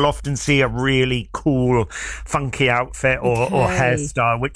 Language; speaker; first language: English; native; English